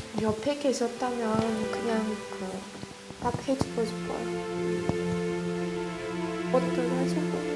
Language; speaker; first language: Korean; non-native, fluent; Russian